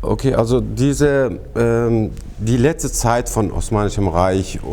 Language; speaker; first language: German; non-native, fluent; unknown